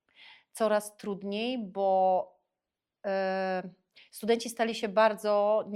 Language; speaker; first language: Polish; native; Polish